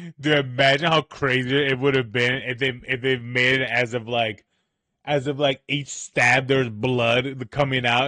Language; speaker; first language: English; native; English